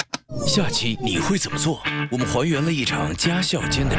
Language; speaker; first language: Chinese; native; Chinese